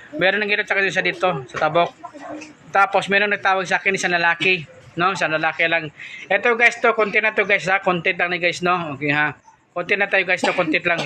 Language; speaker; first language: Filipino; non-native, local second language; Cebuano